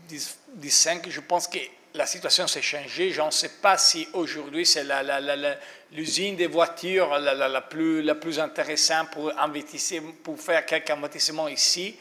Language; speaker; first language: French; non-native, fluent; Italian